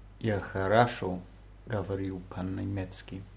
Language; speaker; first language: Russian; non-native, learner; German